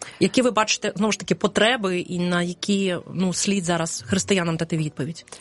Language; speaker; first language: Ukrainian; native; Ukrainian